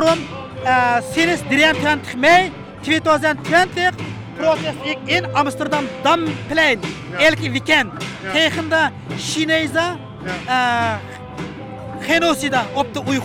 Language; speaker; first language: Dutch; non-native, learner; Uyghur